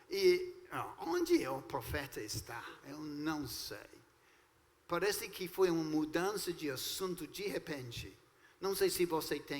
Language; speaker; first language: Portuguese; non-native, fluent; English